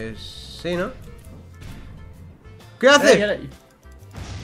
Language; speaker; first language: Spanish; native; Spanish